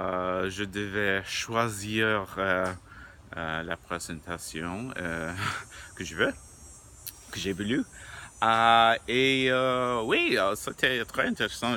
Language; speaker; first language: French; non-native, learner; English